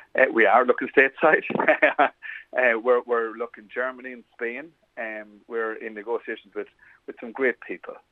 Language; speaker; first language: English; native; English